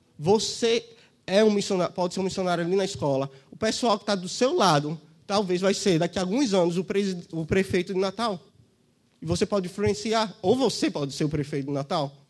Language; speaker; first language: Portuguese; native; Portuguese